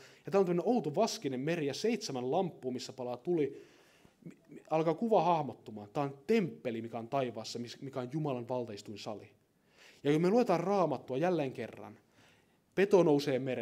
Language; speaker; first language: Finnish; native; Finnish